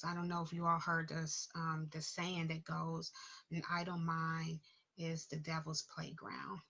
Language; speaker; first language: English; native; English